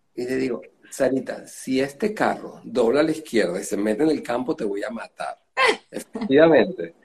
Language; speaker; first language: Spanish; native; Spanish